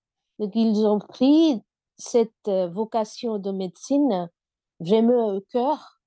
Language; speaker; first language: French; non-native, fluent; Bangla